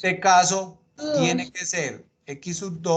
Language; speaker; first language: Spanish; native; Spanish